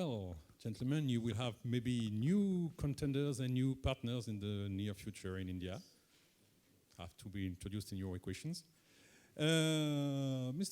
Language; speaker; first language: English; non-native, fluent; French